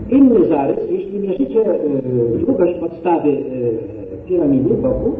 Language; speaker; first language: Polish; native; Polish